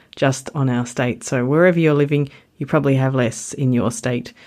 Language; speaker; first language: English; native; English